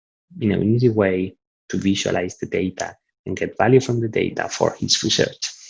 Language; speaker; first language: English; non-native, fluent; Italian